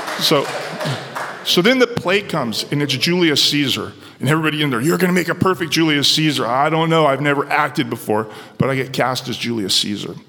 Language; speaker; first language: English; native; English